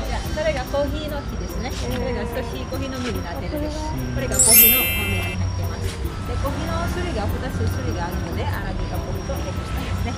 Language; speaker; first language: Japanese; non-native, learner; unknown